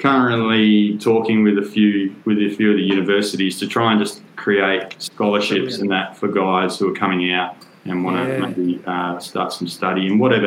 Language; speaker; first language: English; native; English